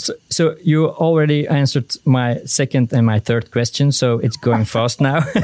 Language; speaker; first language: English; non-native, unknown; Dutch